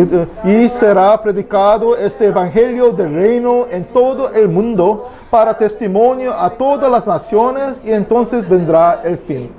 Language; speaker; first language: Spanish; non-native, learner; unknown